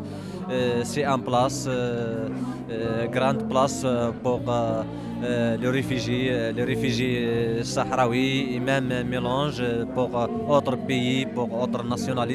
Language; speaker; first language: French; non-native, learner; Arabic